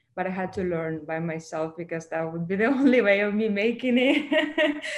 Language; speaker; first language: English; non-native, fluent; Russian